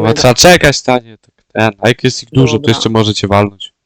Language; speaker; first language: Polish; native; Polish